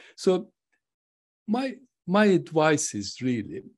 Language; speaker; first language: English; non-native, fluent; Turkish